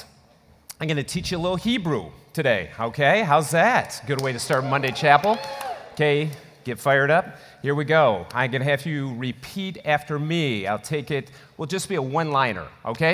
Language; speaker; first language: English; native; English